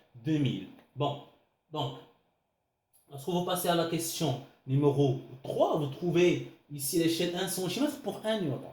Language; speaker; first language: French; non-native, local second language; Arabic